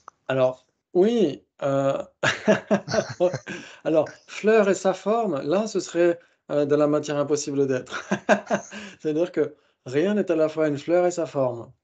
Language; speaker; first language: French; native; French